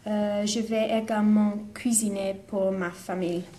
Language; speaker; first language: French; non-native, learner; English